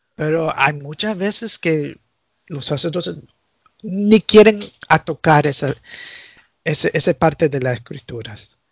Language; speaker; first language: Spanish; early bilingual, heritage; Spanish